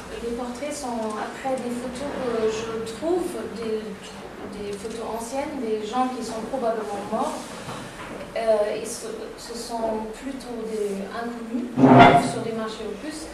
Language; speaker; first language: French; non-native, fluent; German